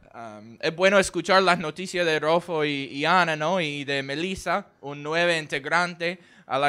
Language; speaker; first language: Spanish; non-native, fluent; English